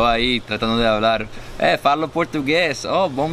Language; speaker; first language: Spanish; early bilingual, heritage; Spanish